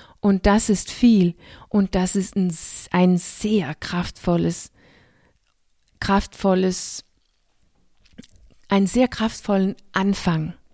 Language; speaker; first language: German; non-native, fluent; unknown